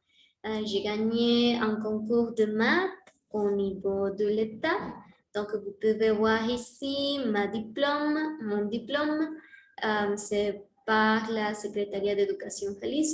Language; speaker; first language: French; non-native, learner; Spanish